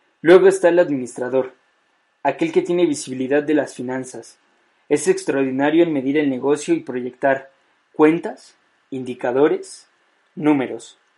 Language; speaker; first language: Spanish; native; Spanish